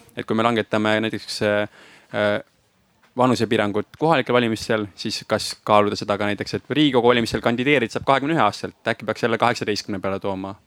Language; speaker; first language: Estonian; native; Estonian